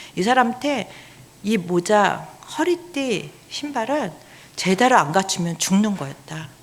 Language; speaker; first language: Korean; native; Korean